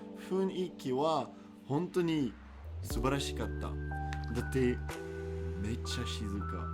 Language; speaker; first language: Japanese; non-native, learner; French